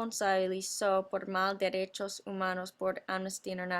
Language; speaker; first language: Spanish; non-native, fluent; English